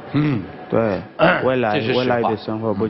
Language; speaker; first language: Chinese; non-native, learner; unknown